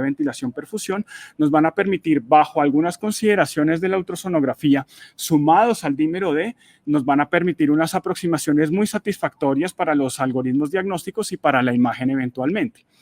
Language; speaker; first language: Spanish; native; Spanish